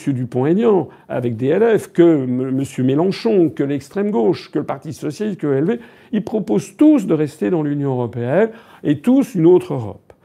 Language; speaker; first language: French; native; French